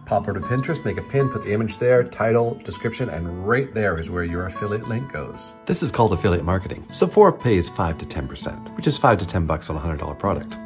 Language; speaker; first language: English; native; English